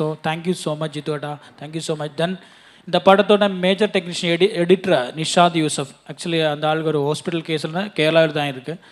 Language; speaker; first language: Tamil; non-native, learner; Malayalam